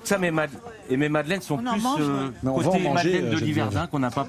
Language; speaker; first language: French; native; French